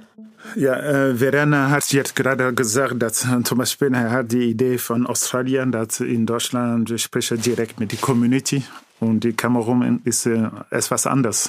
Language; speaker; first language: German; non-native, learner; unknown